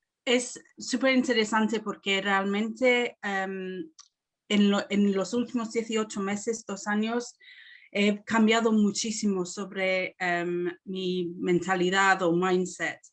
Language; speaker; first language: Spanish; non-native, fluent; English